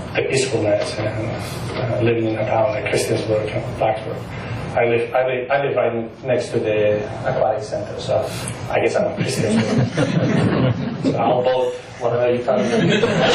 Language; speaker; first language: English; non-native, fluent; Spanish